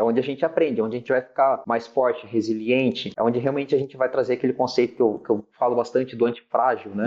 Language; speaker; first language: Portuguese; native; Portuguese